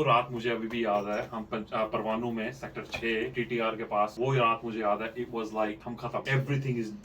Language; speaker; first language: Hindi; native; Hindi